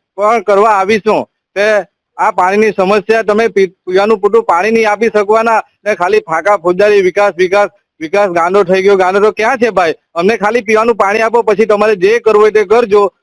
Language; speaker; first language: Gujarati; native; Gujarati